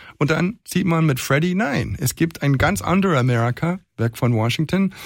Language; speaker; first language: German; non-native, fluent; English